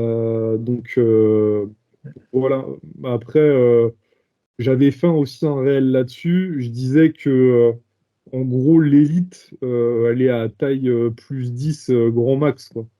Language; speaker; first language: French; native; French